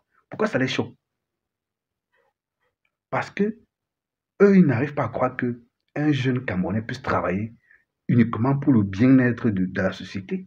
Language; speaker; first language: French; native; French